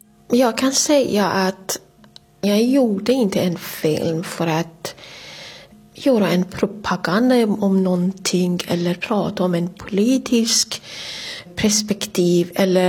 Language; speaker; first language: Swedish; non-native, fluent; Persian